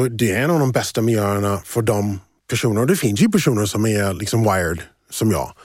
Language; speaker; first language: Swedish; early bilingual, other home language; English